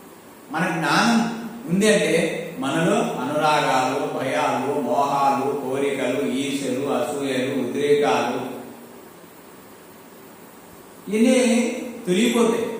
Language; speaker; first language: Telugu; native; Telugu